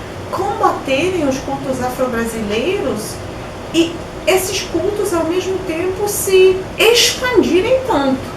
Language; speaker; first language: Portuguese; non-native, fluent; Polish